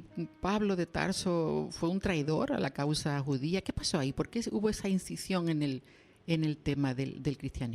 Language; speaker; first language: Spanish; native; Spanish